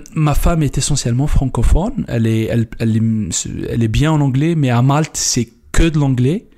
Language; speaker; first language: French; non-native, local second language; Kabyle